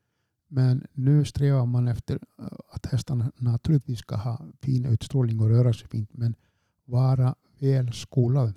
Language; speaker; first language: Swedish; non-native, fluent; Icelandic